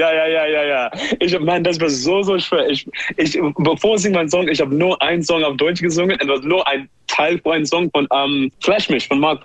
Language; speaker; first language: German; non-native, learner; English